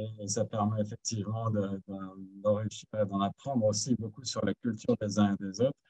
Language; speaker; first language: French; native; French